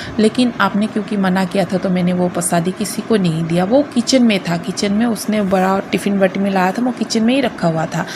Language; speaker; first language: Hindi; non-native, local second language; Bangla